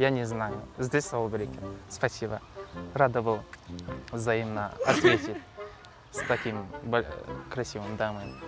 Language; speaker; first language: Russian; non-native, local second language; Kazakh